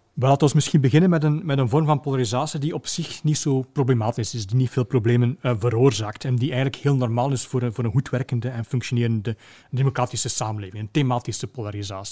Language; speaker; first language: Dutch; native; Dutch